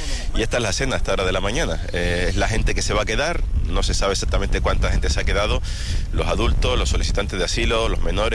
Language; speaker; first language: Spanish; native; Spanish